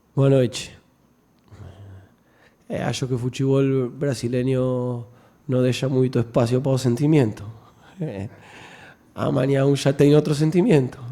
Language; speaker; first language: Portuguese; non-native, fluent; Spanish